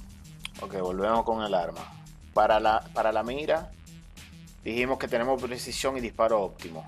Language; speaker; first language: Spanish; native; Spanish